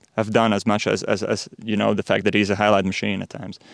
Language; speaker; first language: English; non-native, fluent; Latvian